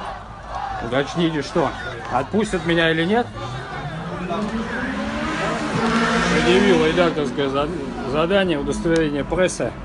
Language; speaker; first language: Russian; native; Russian